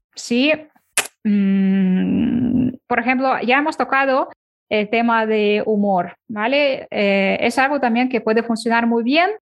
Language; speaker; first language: Spanish; non-native, fluent; Ukrainian